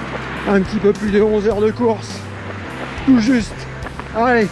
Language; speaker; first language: French; native; French